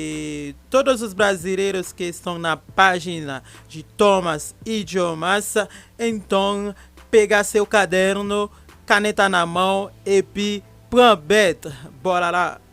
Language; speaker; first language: Portuguese; non-native, fluent; Haitian Creole